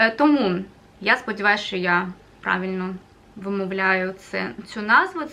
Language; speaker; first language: Ukrainian; native; Ukrainian